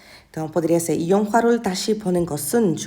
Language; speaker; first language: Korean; non-native, fluent; Portuguese